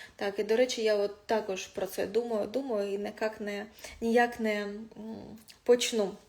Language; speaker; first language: Ukrainian; non-native, local second language; Russian